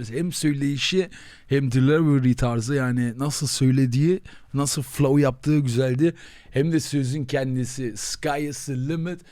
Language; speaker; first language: Turkish; native; Turkish